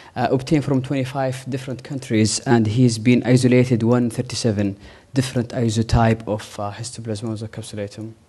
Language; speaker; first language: English; non-native, fluent; Arabic